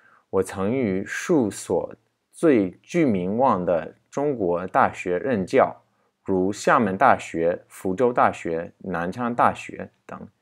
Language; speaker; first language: Chinese; non-native, fluent; English